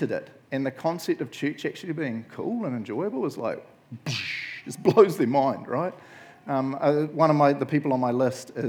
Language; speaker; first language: English; native; English